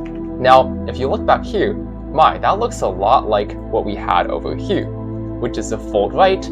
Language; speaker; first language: English; native; English